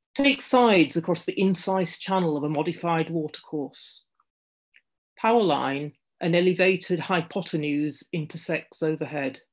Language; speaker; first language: English; native; English